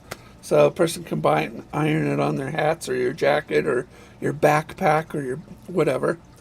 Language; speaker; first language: English; native; English